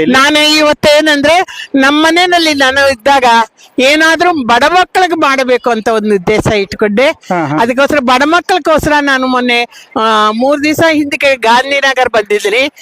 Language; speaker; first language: Kannada; non-native, fluent; Telugu